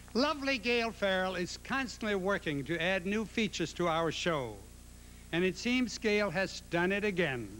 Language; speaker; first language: English; native; English